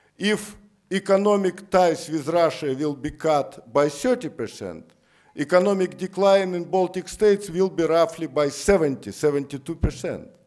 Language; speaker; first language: English; non-native, fluent; Russian